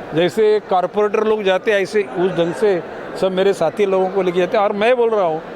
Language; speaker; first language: Hindi; non-native, local second language; Marathi